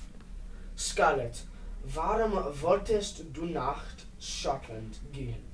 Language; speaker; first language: German; non-native, learner; English